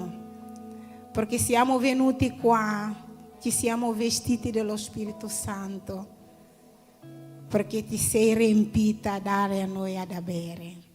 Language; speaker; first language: Italian; non-native, learner; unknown